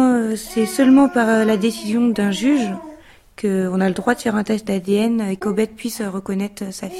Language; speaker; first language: French; native; French